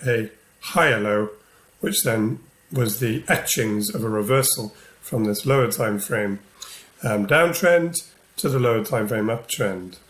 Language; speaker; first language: English; native; English